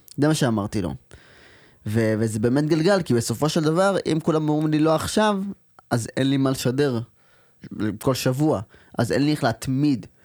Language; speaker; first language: Hebrew; native; Hebrew